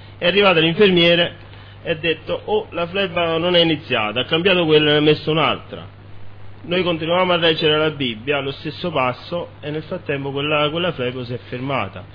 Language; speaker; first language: Italian; native; Italian